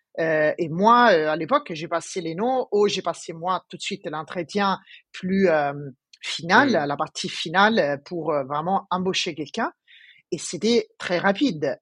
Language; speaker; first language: French; non-native, fluent; Italian